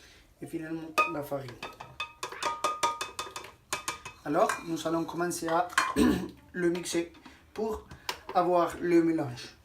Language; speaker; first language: French; non-native, learner; Spanish